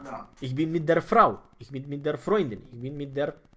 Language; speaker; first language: German; non-native, fluent; Romanian